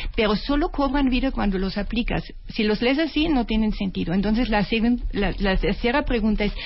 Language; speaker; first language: Spanish; non-native, fluent; German